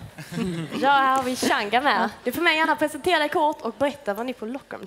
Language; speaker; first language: Swedish; native; Swedish